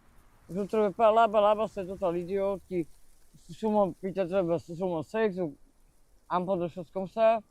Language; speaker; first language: French; non-native, learner; Slovak